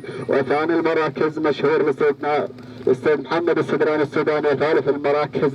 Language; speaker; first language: Arabic; native; Arabic